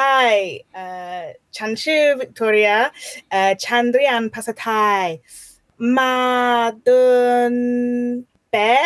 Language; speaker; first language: Thai; non-native, learner; English